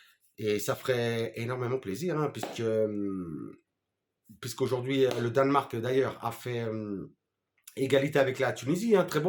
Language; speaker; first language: French; native; French